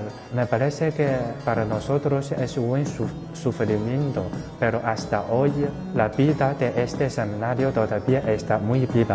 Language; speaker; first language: Spanish; non-native, fluent; Chinese